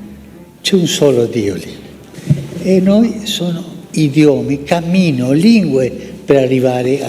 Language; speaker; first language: Italian; non-native, fluent; Spanish